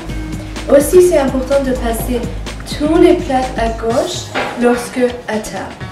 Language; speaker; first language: French; non-native, learner; English